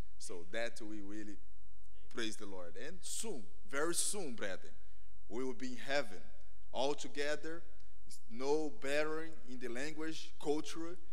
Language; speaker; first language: English; non-native, fluent; Portuguese